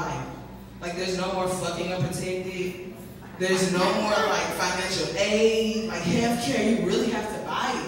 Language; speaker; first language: English; native; English